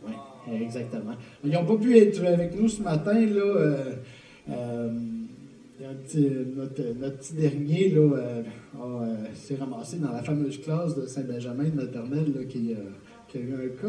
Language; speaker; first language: French; native; French